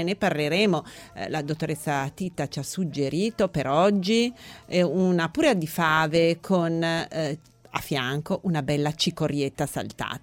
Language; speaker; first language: Italian; native; Italian